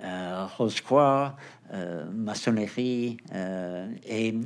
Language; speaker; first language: French; non-native, fluent; Portuguese